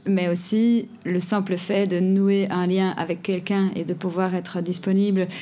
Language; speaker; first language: French; non-native, fluent; Portuguese